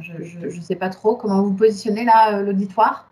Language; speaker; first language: French; native; French